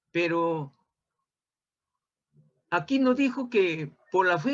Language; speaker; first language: Spanish; native; Spanish